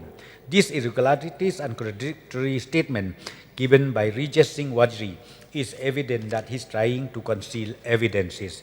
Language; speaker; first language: English; non-native, local second language; Khasi